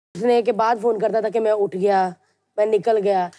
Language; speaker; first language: Hindi; native; Hindi